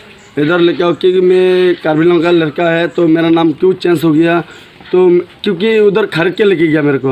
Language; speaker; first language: Hindi; non-native, local second language; Karbi